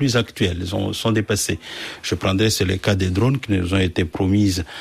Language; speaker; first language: French; non-native, local second language; Comorian